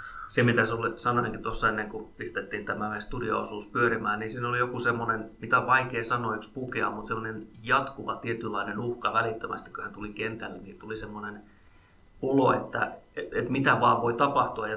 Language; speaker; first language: Finnish; native; Finnish